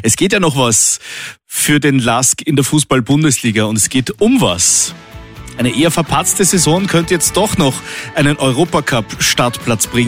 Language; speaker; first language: German; native; German